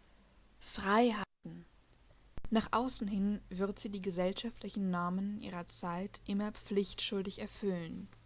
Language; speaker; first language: German; native; German